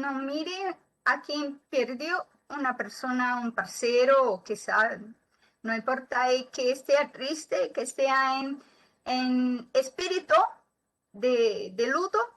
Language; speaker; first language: Spanish; non-native, learner; Portuguese